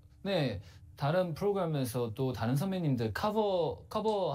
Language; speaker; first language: Korean; non-native, learner; Chinese